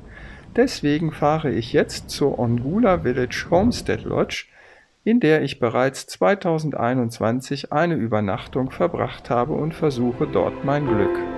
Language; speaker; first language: German; native; German